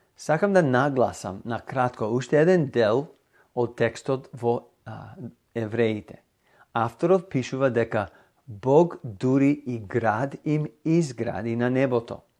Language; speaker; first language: Macedonian; non-native, fluent; English